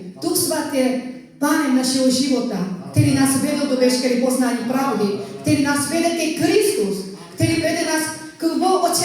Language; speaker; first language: Czech; non-native, fluent; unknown